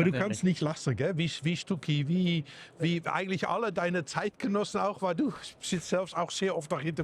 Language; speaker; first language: German; native; German